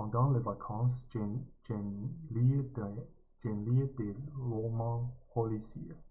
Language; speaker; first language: French; non-native, learner; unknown